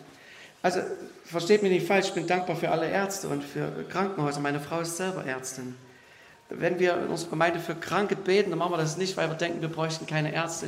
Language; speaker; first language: German; native; German